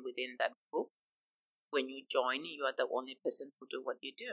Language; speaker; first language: English; non-native, local second language; Shona